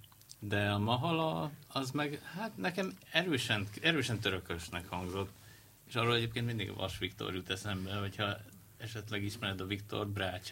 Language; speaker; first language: Hungarian; native; Hungarian